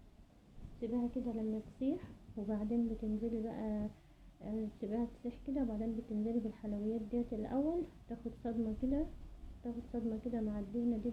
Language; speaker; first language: Arabic; native; Arabic